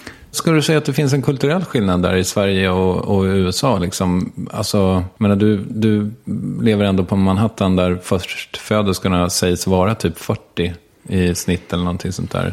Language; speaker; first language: Swedish; native; Swedish